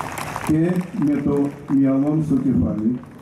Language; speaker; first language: Greek; early bilingual, heritage; Russian